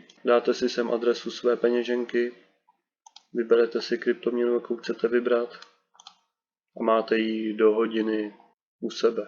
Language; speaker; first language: Czech; native; Czech